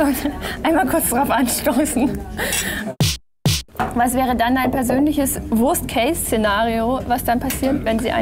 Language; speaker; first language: German; native; German